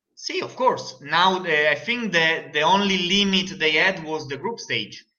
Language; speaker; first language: English; non-native, fluent; Italian